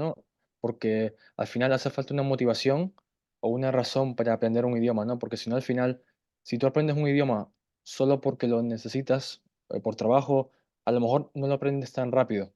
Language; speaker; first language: Spanish; non-native, fluent; German